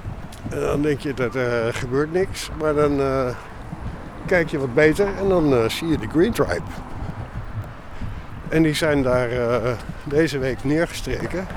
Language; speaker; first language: Dutch; native; Dutch